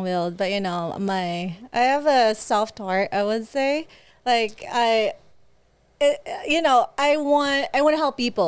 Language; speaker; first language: English; non-native, local second language; Hiligaynon